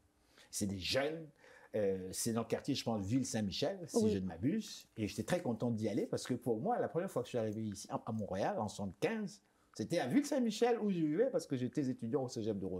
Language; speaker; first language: French; non-native, local second language; Lingala